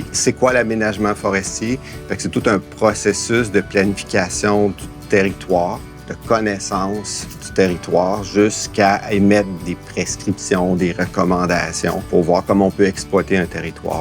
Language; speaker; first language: French; native; French